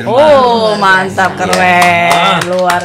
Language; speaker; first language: Indonesian; native; Indonesian